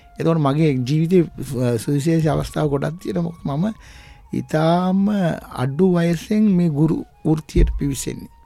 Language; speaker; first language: Sinhala; non-native, local second language; Tamil